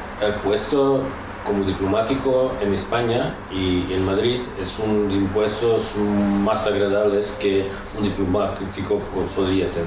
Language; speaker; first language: Spanish; non-native, fluent; Czech